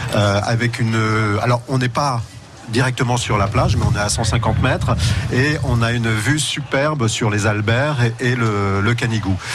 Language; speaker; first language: French; native; French